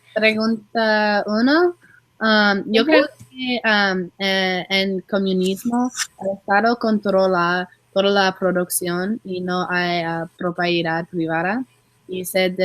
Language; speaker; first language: Spanish; non-native, learner; English